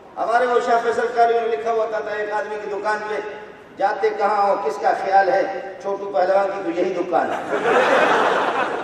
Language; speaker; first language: Urdu; non-native, local second language; Brahui